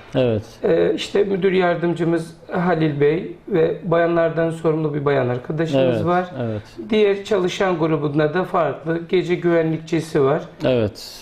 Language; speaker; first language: Turkish; native; Turkish